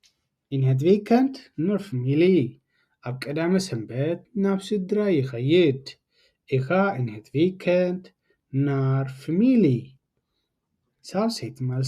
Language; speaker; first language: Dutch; non-native, fluent; Tigrinya